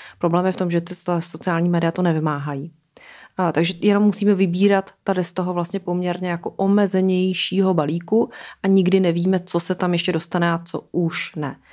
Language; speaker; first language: Czech; native; Czech